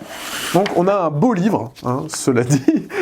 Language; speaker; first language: French; native; French